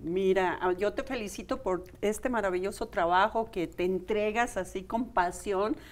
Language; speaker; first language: Spanish; native; Spanish